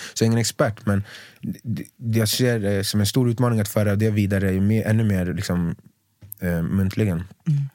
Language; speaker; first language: Swedish; early bilingual, other home language; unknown